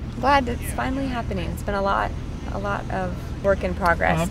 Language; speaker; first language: English; native; English